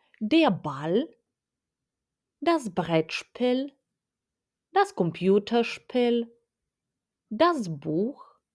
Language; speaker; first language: German; non-native, fluent; Ukrainian